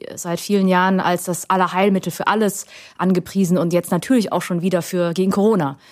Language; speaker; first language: German; early bilingual, other home language; Vietnamese